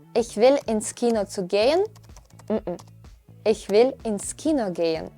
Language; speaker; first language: German; non-native, fluent; Ukrainian